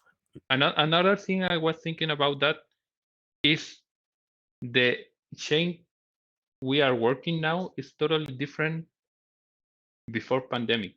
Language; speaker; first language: English; non-native, learner; Spanish